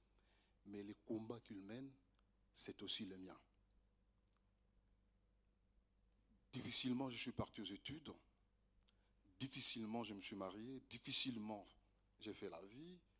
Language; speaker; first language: French; native; French